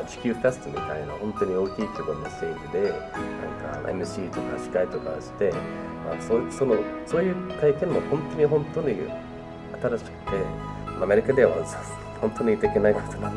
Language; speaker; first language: Japanese; non-native, fluent; English